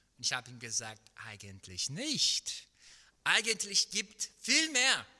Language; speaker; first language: German; non-native, fluent; Portuguese